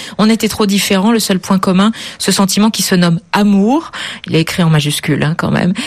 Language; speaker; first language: French; native; French